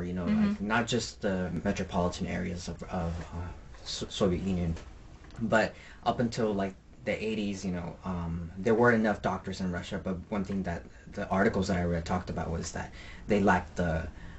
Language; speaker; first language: English; native; English